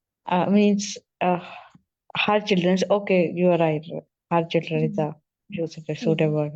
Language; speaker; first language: English; non-native, learner; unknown